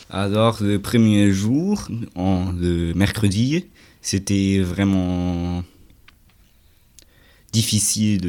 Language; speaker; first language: French; non-native, learner; German